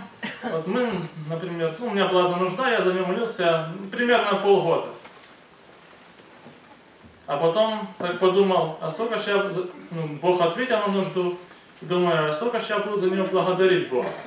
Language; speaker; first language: Ukrainian; non-native, local second language; Russian